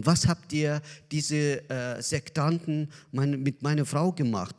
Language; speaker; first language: German; non-native, learner; Azerbaijani